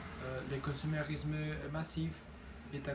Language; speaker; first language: French; non-native, learner; Spanish